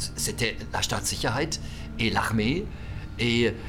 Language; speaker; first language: French; non-native, fluent; German